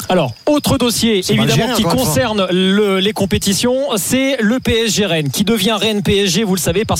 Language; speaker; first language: French; native; French